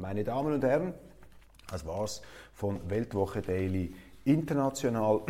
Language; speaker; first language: German; native; German